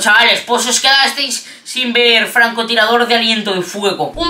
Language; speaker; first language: Spanish; native; Spanish